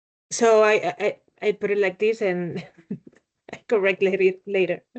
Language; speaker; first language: English; non-native, learner; Spanish